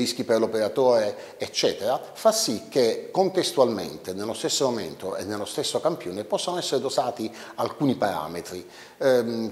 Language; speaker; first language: Italian; native; Italian